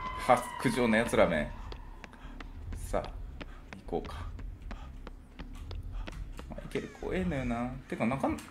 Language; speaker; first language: Japanese; native; Japanese